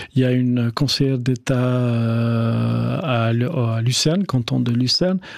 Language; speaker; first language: French; non-native, fluent; Albanian